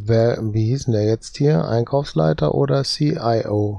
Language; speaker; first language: German; native; German